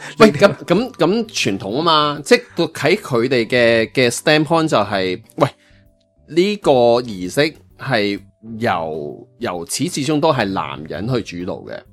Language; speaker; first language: Cantonese; native; Cantonese